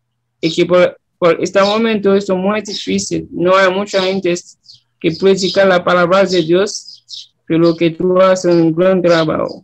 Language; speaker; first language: Spanish; non-native, learner; Haitian Creole